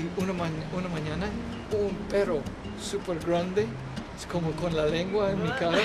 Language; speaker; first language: Spanish; non-native, learner; English